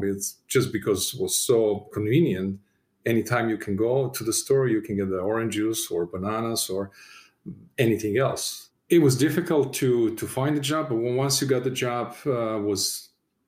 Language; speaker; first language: English; non-native, fluent; Serbian